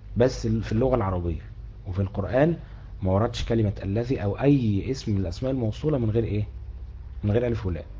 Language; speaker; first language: Arabic; native; Arabic